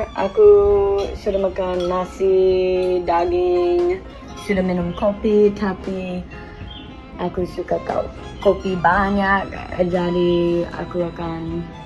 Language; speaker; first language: Indonesian; non-native, learner; English